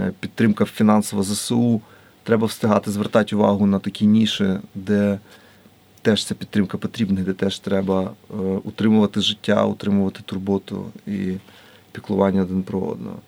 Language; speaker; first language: Ukrainian; native; Ukrainian